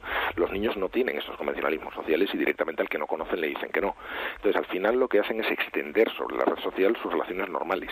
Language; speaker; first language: Spanish; native; Spanish